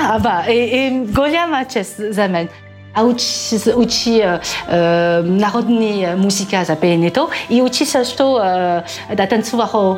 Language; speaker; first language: Bulgarian; non-native, learner; French